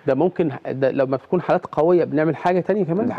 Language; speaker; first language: Arabic; native; Arabic